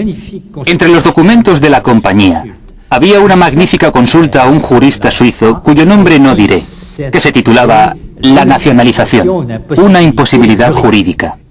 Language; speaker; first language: Spanish; native; Spanish